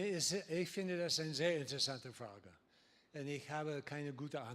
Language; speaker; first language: German; non-native, learner; English